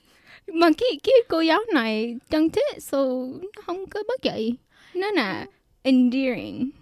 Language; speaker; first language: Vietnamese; early bilingual, heritage; Vietnamese